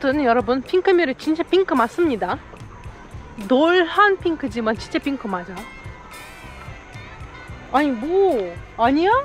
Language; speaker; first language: Korean; non-native, fluent; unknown